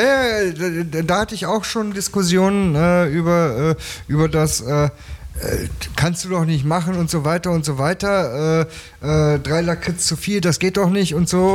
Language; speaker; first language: German; native; German